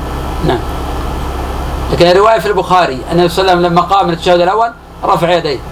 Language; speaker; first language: Arabic; native; Arabic